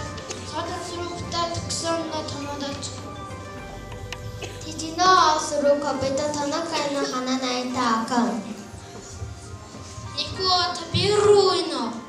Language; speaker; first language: Japanese; non-native, learner; Mongolian